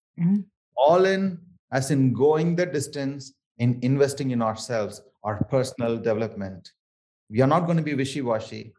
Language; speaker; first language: English; non-native, local second language; Tamil